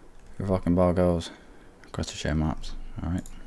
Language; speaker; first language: English; native; English